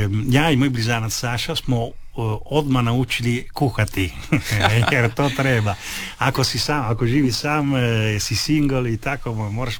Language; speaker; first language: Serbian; non-native, fluent; Italian